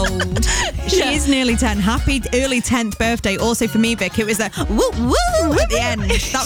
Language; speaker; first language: English; native; English